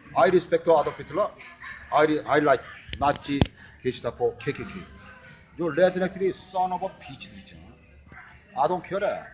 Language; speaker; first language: English; non-native, learner; Korean